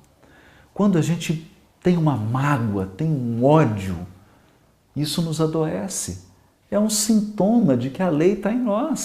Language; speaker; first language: Portuguese; native; Portuguese